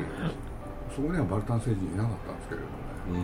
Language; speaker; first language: Japanese; native; Japanese